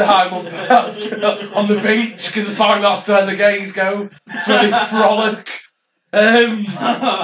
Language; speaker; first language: English; native; English